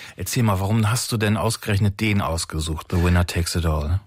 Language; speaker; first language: German; native; German